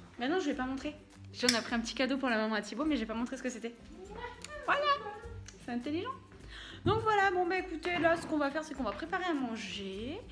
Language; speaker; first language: French; native; French